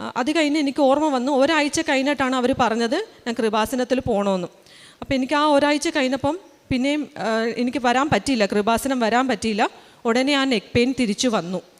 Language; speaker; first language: Malayalam; early bilingual, heritage; Malayalam